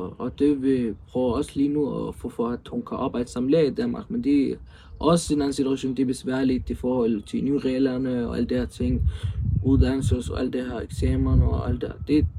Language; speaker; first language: Danish; early bilingual, other home language; Arabic